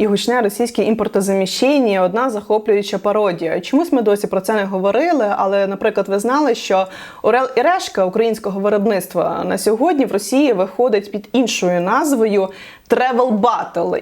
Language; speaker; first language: Ukrainian; native; Ukrainian